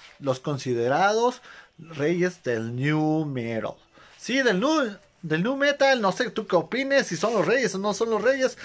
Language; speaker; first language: Spanish; native; Spanish